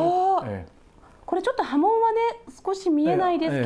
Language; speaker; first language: Japanese; native; Japanese